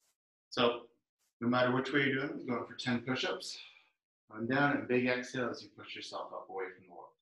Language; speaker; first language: English; native; English